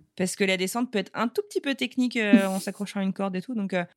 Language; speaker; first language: French; native; French